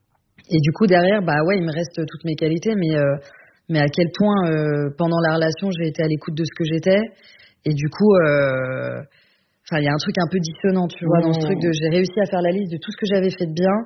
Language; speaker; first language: French; native; French